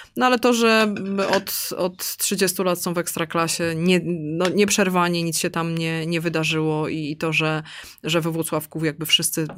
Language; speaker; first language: Polish; native; Polish